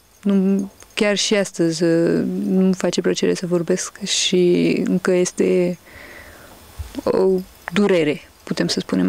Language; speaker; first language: Romanian; early bilingual, heritage; Romanian